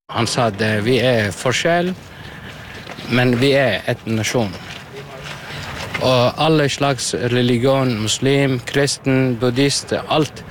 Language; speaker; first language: Norwegian; non-native, learner; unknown